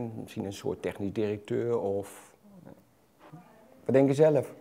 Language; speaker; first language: Dutch; native; Dutch